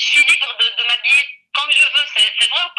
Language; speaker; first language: French; non-native, local second language; Arabic